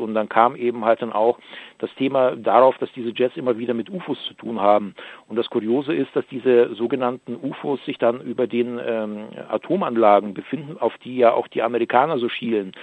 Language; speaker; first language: German; native; German